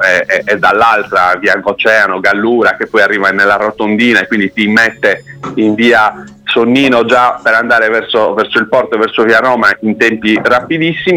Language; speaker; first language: Italian; native; Italian